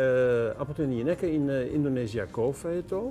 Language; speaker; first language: Greek; non-native, learner; Dutch